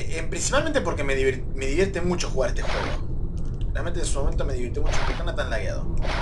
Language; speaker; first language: Spanish; native; Spanish